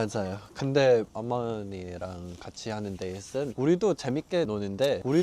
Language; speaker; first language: Korean; early bilingual, heritage; English